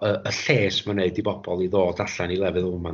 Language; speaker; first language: Welsh; native; Welsh